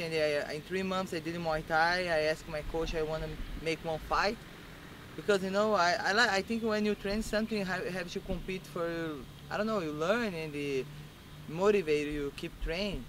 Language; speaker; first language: English; non-native, learner; Portuguese